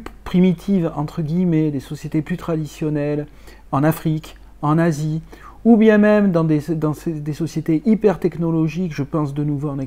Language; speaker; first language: French; native; French